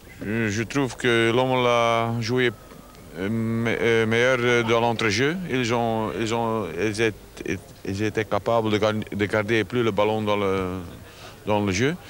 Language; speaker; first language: French; non-native, local second language; Dutch